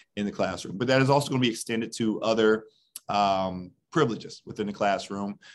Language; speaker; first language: English; native; English